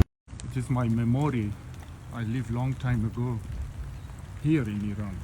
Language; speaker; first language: English; non-native, learner; Persian